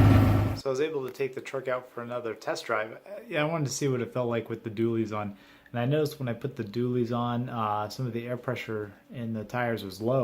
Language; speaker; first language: English; native; English